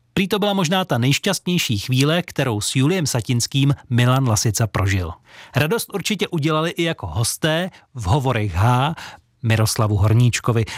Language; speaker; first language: Czech; native; Czech